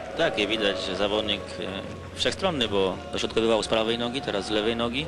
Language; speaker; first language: Polish; native; Polish